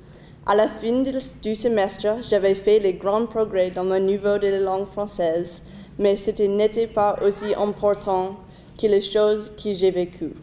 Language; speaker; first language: French; non-native, learner; English